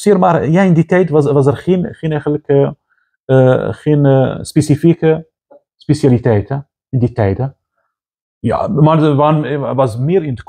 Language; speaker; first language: Dutch; non-native, fluent; Arabic